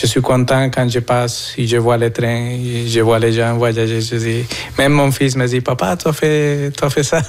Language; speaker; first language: French; non-native, fluent; Spanish